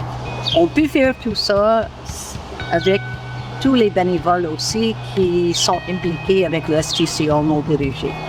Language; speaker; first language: French; non-native, local second language; English